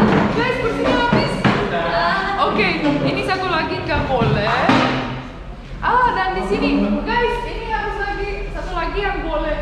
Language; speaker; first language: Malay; non-native, fluent; English